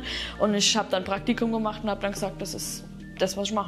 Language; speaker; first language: German; native; German